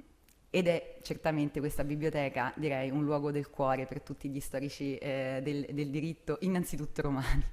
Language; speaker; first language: Italian; native; Italian